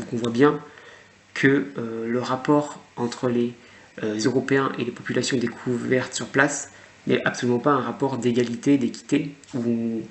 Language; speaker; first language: French; native; French